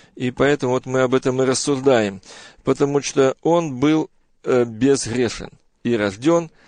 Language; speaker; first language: Russian; native; Russian